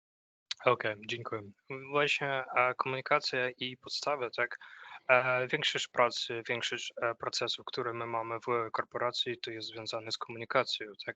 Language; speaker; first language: Polish; non-native, fluent; Ukrainian